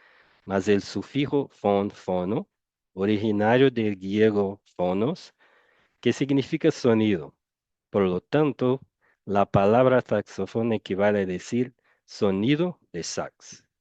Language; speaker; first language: Spanish; non-native, fluent; Portuguese